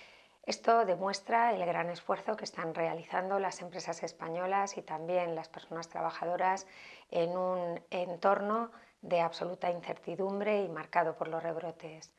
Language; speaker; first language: Spanish; native; Spanish